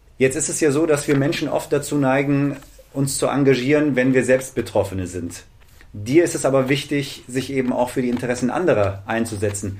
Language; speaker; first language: German; native; German